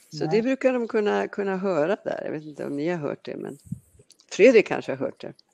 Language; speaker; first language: Swedish; native; Swedish